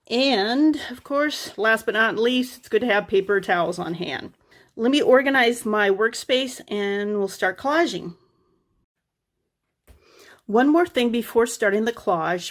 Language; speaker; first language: English; native; English